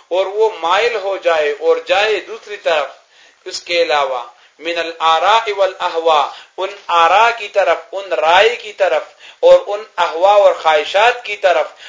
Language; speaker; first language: Urdu; non-native, local second language; Pashto